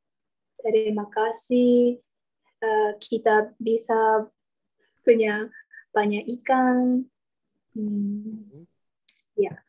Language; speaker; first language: Indonesian; non-native, learner; Japanese